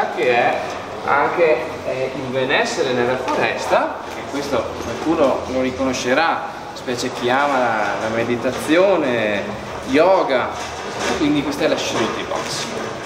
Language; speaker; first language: Italian; native; Italian